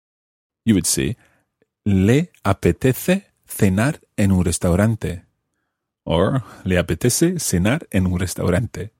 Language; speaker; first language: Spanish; non-native, fluent; English